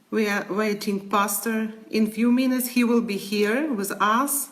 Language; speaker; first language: English; non-native, learner; Ukrainian